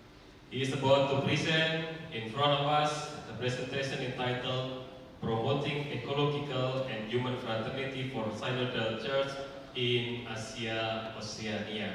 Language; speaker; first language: English; non-native, fluent; Indonesian